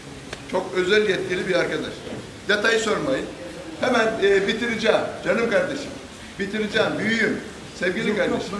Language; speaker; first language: Turkish; native; Turkish